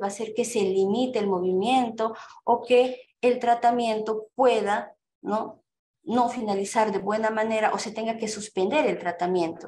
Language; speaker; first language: Spanish; native; Spanish